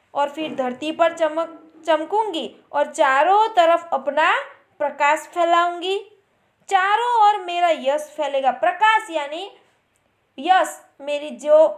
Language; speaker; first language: Hindi; non-native, local second language; Gujarati